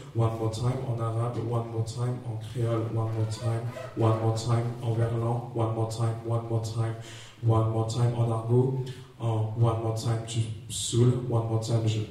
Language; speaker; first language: French; native; French